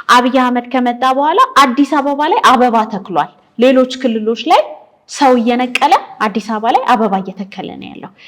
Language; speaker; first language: Amharic; native; Amharic